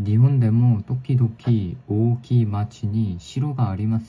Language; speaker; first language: Japanese; non-native, learner; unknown